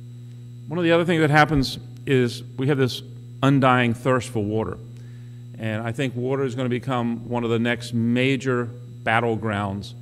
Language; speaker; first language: English; native; English